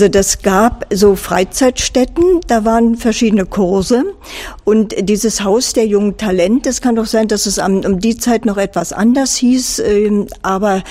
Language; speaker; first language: German; native; German